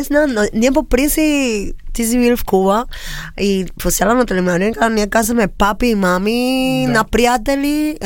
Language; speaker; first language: Bulgarian; non-native, learner; Spanish